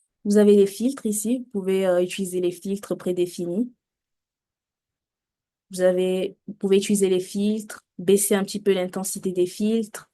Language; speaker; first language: French; native; French